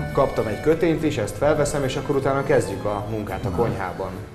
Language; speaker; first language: Hungarian; native; Hungarian